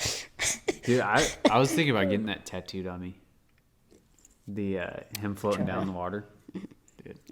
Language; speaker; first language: English; native; English